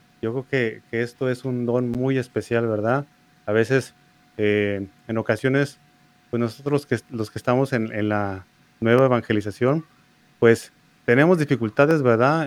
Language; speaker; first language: Spanish; native; Spanish